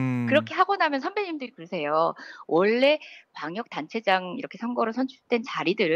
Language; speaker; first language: Korean; native; Korean